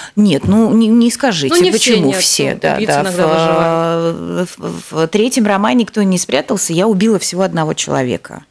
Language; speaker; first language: Russian; native; Russian